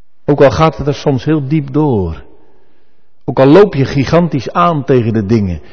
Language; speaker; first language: Dutch; native; Dutch